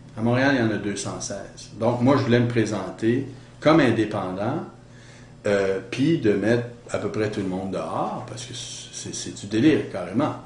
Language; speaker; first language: French; native; French